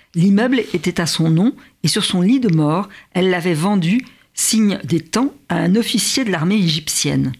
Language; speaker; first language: French; native; French